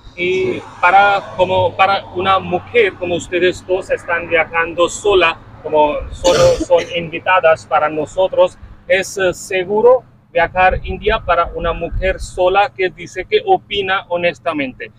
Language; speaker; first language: Spanish; non-native, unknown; Hindi